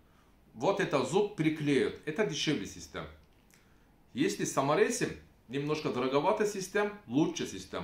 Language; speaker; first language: Russian; non-native, learner; Turkish